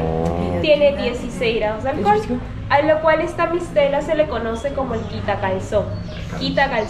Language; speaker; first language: Spanish; native; Spanish